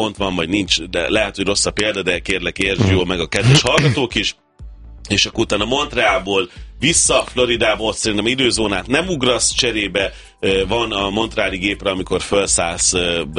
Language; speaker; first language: Hungarian; native; Hungarian